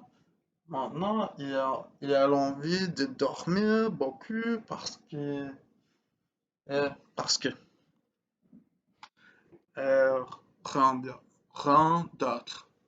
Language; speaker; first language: French; non-native, learner; English